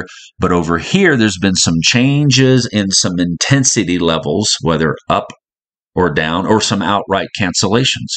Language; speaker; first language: English; native; English